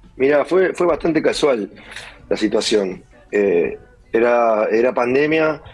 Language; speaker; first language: Spanish; native; Spanish